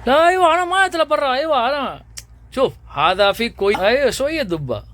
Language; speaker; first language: Arabic; non-native, learner; Tamil